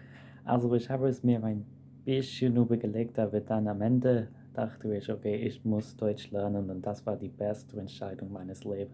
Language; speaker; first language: German; non-native, fluent; English